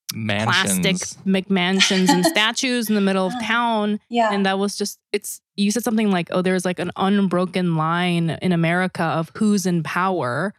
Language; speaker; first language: English; non-native, fluent; Korean